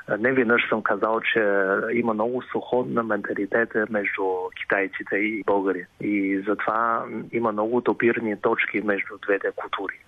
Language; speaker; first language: Bulgarian; non-native, fluent; Chinese